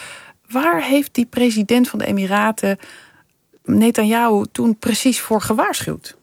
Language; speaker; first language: Dutch; native; Dutch